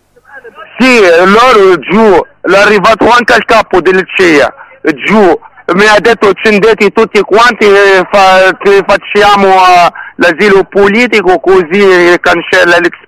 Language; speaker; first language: Italian; non-native, learner; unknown